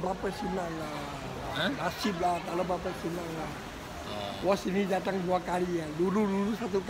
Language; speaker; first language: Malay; non-native, local second language; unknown